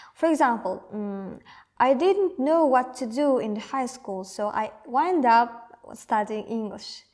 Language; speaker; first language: English; non-native, fluent; Kazakh